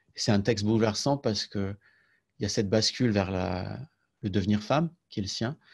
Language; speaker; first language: French; native; French